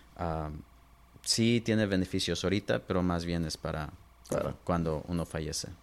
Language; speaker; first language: Spanish; early bilingual, heritage; Spanish